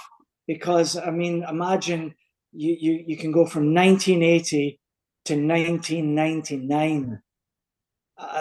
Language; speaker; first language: English; native; English